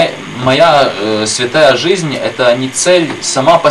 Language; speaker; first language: Russian; non-native, local second language; Latvian